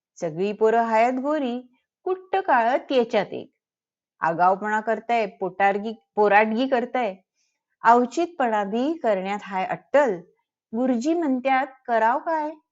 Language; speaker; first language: Marathi; early bilingual, heritage; Marathi